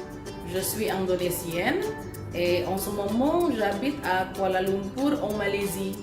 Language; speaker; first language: French; non-native, fluent; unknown